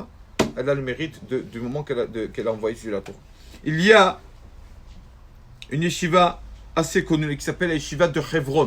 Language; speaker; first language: French; native; French